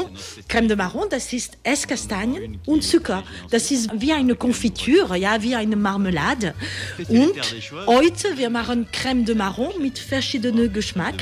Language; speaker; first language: German; non-native, learner; French